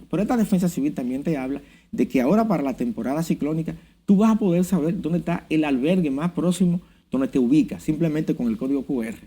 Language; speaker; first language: Spanish; native; Spanish